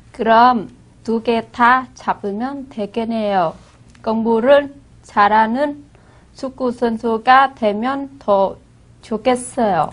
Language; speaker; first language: Korean; non-native, learner; Vietnamese